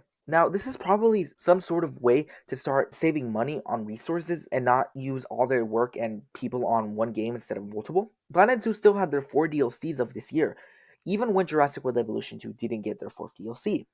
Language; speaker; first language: English; native; English